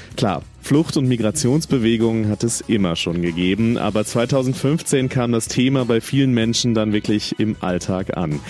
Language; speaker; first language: German; native; German